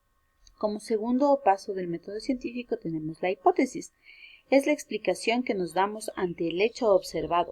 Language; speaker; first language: Spanish; native; Spanish